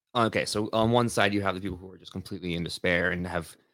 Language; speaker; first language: English; native; English